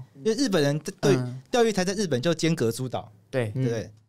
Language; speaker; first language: Chinese; native; Chinese